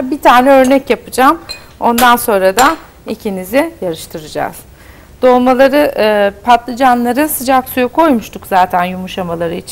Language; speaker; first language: Turkish; native; Turkish